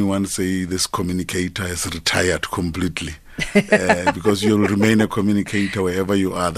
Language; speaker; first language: English; non-native, local second language; Northern Sotho